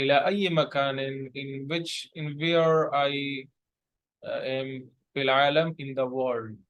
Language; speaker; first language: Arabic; non-native, fluent; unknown